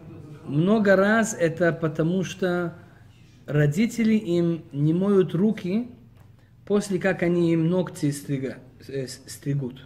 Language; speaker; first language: Russian; early bilingual, heritage; Russian